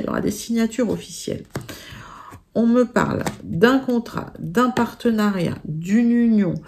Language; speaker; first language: French; native; French